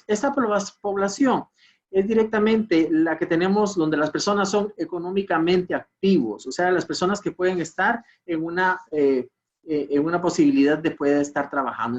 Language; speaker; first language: Spanish; native; Spanish